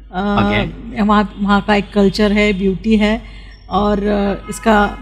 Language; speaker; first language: Hindi; non-native, local second language; Urdu